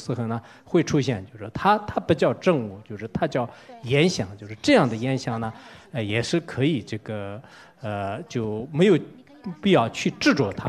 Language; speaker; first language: Chinese; non-native, local second language; Tibetan